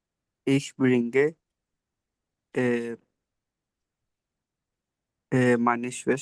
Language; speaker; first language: German; non-native, learner; Urdu